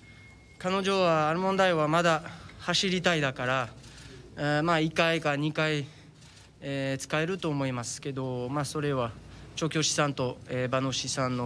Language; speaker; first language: Japanese; non-native, fluent; French